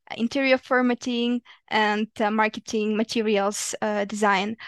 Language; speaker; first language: English; non-native, fluent; Ukrainian